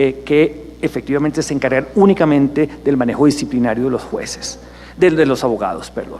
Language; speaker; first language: Spanish; native; Spanish